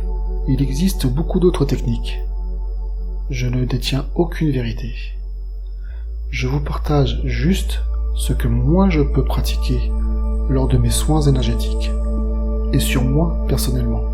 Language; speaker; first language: French; native; French